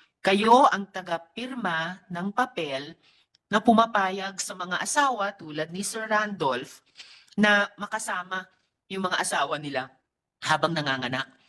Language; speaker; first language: Filipino; native; Filipino